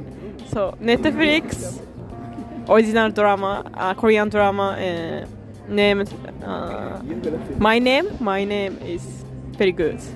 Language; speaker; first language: English; non-native, learner; Japanese